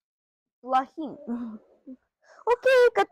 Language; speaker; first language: Russian; early bilingual, heritage; Russian